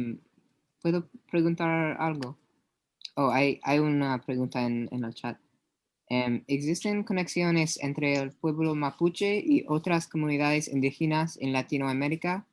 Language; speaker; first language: Spanish; non-native, learner; English